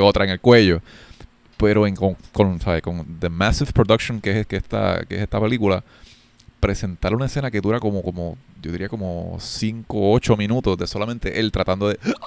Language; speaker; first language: Spanish; early bilingual, heritage; Spanish